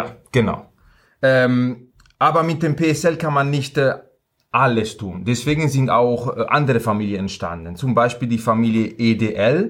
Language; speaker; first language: German; non-native, fluent; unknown